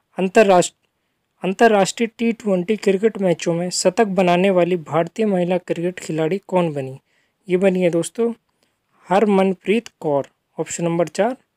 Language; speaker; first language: Hindi; native; Hindi